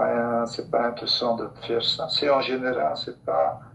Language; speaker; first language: French; non-native, local second language; Dutch